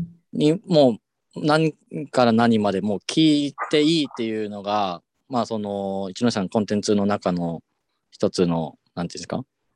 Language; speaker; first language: Japanese; native; Japanese